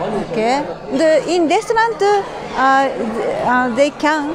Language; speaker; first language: English; non-native, learner; Japanese